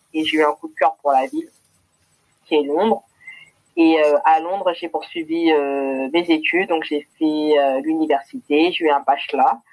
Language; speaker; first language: French; native; French